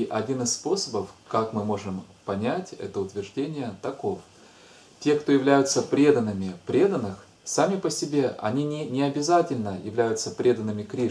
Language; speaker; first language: Russian; native; Russian